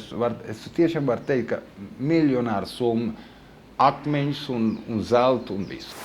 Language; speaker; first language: Latvian; early bilingual, heritage; Latvian